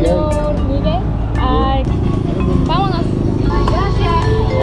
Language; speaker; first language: Spanish; non-native, learner; Korean